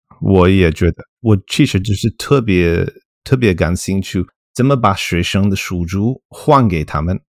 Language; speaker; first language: Chinese; non-native, fluent; English